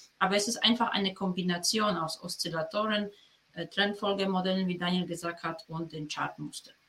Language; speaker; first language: German; non-native, fluent; Polish